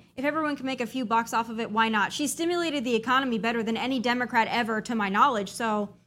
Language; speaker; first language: English; native; English